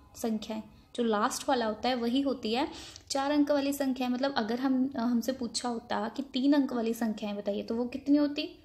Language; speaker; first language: Hindi; non-native, local second language; Punjabi